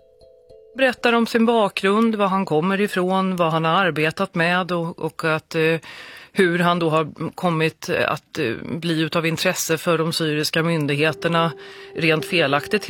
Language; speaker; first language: Swedish; native; Swedish